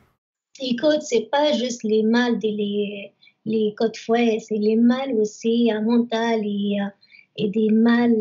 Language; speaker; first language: French; non-native, learner; Arabic